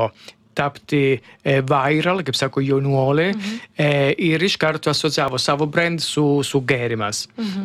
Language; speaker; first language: Lithuanian; non-native, learner; Italian